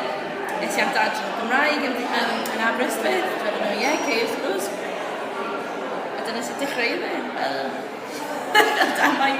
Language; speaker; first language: Welsh; non-native, local second language; English